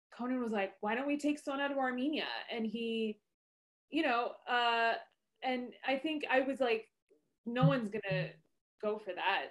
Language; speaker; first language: English; native; English